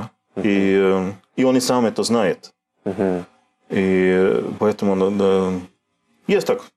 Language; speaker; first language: Russian; non-native, learner; Swedish